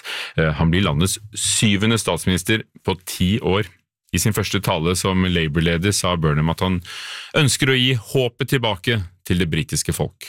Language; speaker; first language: Norwegian; native; Norwegian